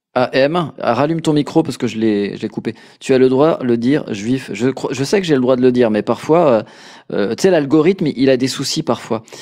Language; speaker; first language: French; native; French